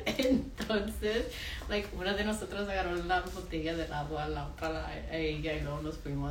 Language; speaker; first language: Spanish; early bilingual, heritage; Spanish